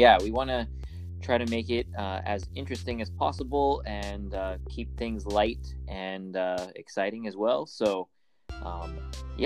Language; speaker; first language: English; native; English